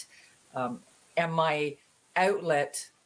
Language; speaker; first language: English; native; English